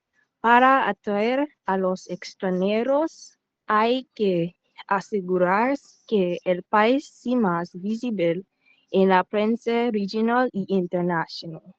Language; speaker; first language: Spanish; non-native, learner; English